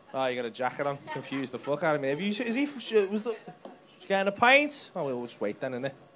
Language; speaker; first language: English; native; English